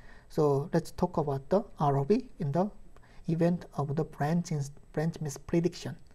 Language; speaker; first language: English; non-native, fluent; Korean